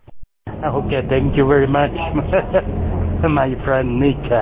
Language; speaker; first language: English; non-native, learner; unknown